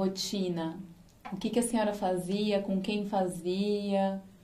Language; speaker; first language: Portuguese; native; Portuguese